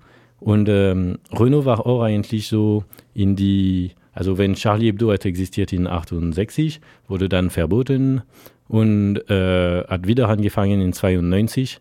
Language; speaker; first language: German; non-native, fluent; French